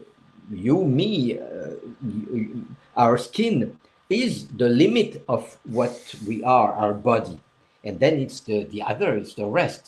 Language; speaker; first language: English; non-native, fluent; French